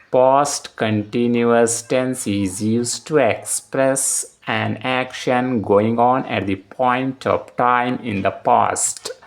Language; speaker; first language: English; non-native, local second language; Kannada